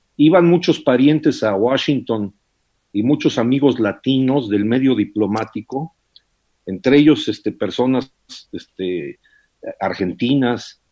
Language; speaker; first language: Spanish; early bilingual, heritage; English